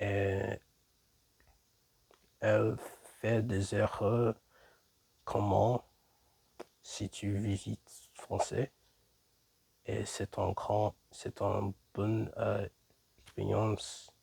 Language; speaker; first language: French; non-native, learner; English